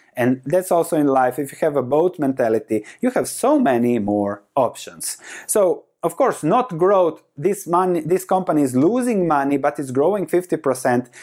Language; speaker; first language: English; non-native, fluent; Croatian